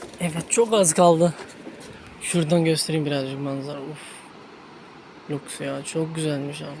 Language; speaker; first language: Turkish; non-native, learner; Hindi